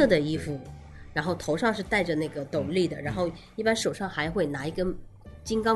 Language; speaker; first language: Chinese; native; Chinese